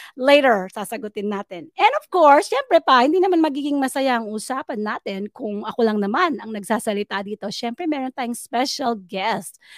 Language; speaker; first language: Filipino; non-native, local second language; Pangasinan